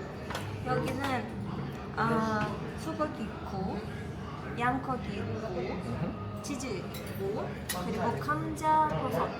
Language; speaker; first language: Korean; non-native, learner; Russian